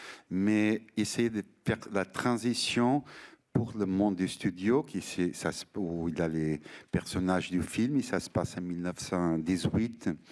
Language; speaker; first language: French; non-native, fluent; Portuguese